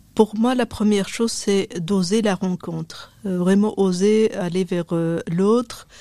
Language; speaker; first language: French; non-native, local second language; Arabic